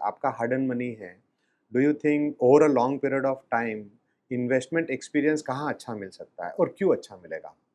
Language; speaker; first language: Hindi; native; Hindi